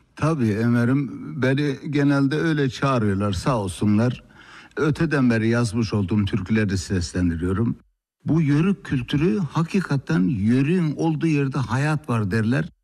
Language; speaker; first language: Turkish; native; Turkish